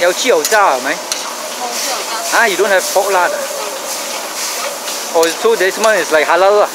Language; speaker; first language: English; non-native, local second language; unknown